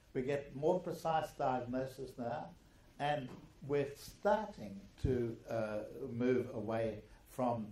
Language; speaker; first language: English; early bilingual, other home language; German